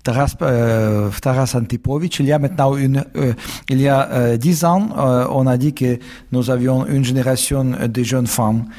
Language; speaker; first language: French; non-native, fluent; Russian